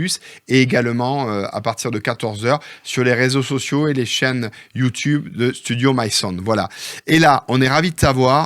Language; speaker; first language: French; native; French